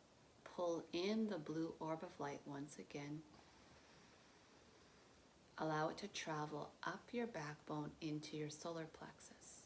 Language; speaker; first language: English; native; English